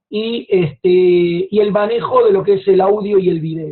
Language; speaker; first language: Spanish; native; Spanish